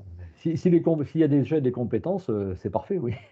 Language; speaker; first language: French; native; French